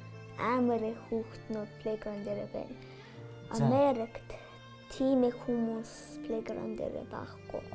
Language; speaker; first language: Mongolian; early bilingual, heritage; Mongolian